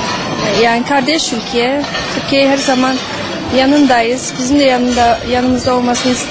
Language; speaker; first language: Turkish; non-native, fluent; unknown